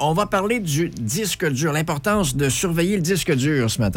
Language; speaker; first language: French; native; French